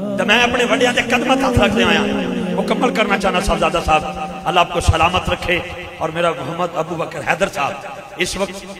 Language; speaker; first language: Urdu; non-native, local second language; Punjabi